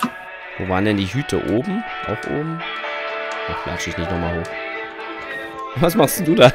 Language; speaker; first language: German; native; German